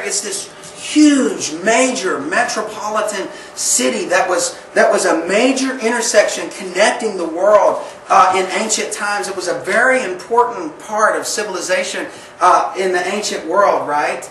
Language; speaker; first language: English; native; English